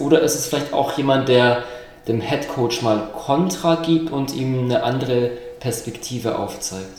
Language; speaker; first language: German; native; German